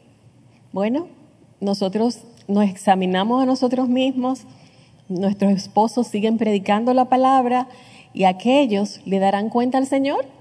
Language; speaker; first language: Spanish; native; Spanish